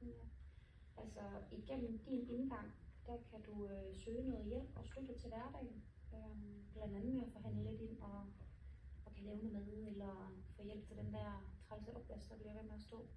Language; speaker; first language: Danish; native; Danish